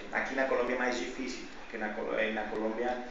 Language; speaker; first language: Portuguese; non-native, fluent; Spanish